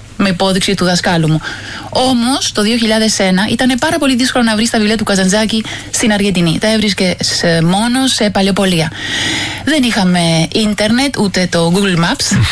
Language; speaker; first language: Greek; non-native, fluent; Spanish